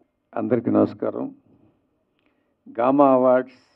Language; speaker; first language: Telugu; native; Telugu